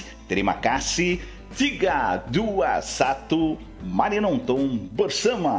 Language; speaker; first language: Indonesian; non-native, fluent; Portuguese